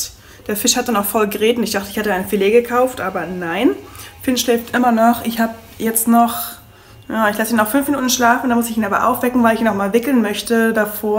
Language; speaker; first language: German; native; German